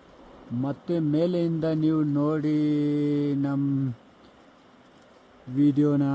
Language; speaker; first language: Kannada; non-native, fluent; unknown